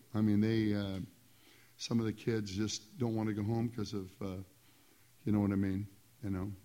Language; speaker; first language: English; native; English